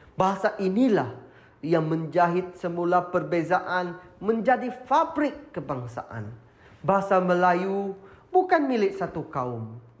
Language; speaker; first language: Malay; non-native, local second language; Iban